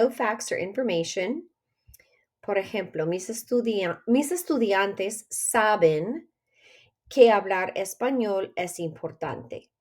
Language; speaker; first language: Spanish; non-native, fluent; English